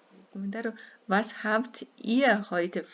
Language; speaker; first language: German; non-native, fluent; Serbian